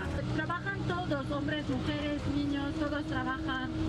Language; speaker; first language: Spanish; non-native, fluent; Arabic